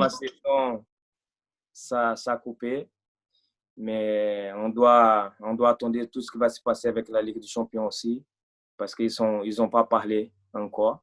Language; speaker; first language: French; non-native, fluent; Portuguese